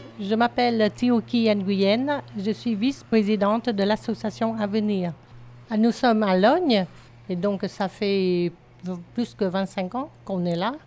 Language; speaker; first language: French; non-native, fluent; Vietnamese